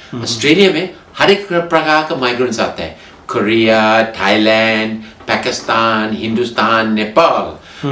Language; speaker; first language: Hindi; non-native, fluent; English